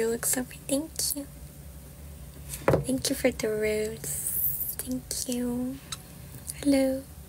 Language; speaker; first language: English; non-native, fluent; Georgian